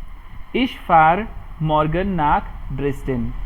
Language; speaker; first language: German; non-native, fluent; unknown